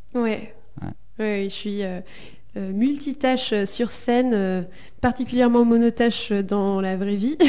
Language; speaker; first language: French; early bilingual, other home language; Spanish